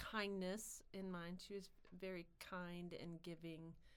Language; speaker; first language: English; native; English